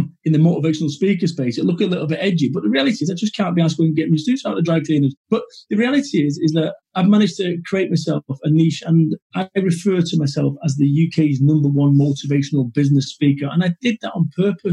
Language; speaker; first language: English; native; English